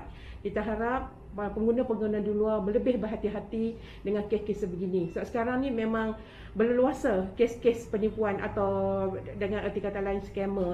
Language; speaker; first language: Malay; native; Malay